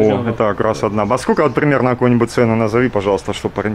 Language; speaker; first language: Russian; native; Russian